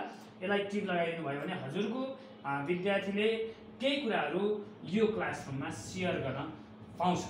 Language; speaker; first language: Nepali; native; Nepali